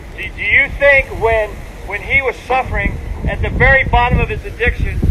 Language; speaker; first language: English; native; English